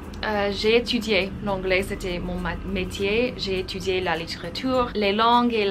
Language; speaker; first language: French; non-native, fluent; English